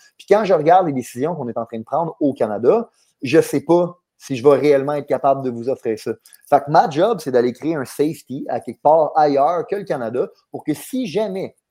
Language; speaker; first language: French; native; French